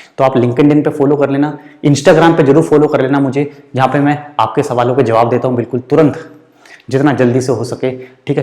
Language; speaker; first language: Hindi; native; Hindi